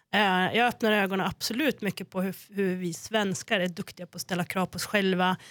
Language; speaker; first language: Swedish; native; Swedish